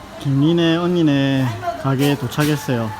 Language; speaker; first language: Korean; native; Korean